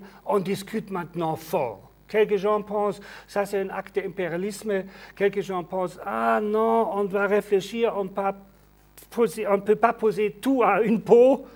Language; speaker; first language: French; non-native, learner; German